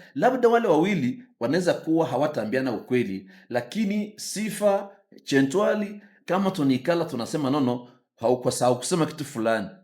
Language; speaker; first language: Swahili; native; Swahili